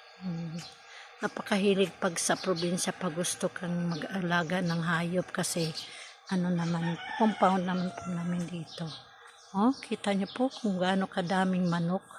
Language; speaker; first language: Filipino; non-native, local second language; Cebuano